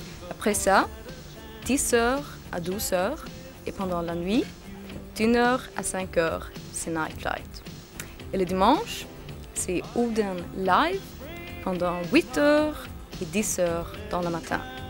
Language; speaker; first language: French; non-native, learner; Swedish